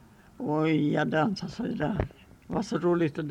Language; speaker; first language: Swedish; early bilingual, heritage; Swedish